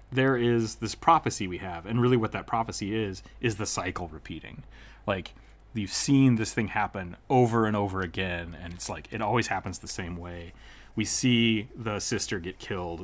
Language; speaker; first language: English; native; English